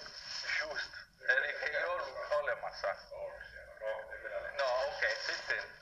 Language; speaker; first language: Finnish; non-native, fluent; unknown